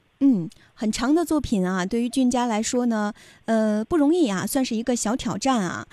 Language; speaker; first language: Chinese; native; Chinese